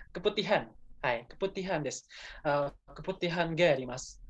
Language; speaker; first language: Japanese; non-native, learner; Indonesian